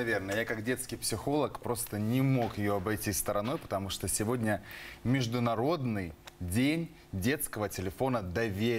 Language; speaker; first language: Russian; native; Russian